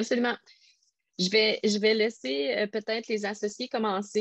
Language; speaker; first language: French; native; French